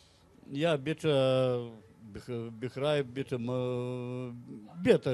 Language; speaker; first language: Dutch; non-native, learner; Russian